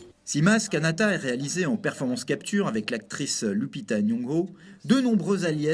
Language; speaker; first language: French; native; French